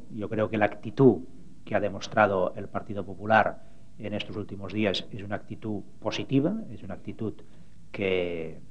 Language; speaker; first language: Spanish; non-native, local second language; Catalan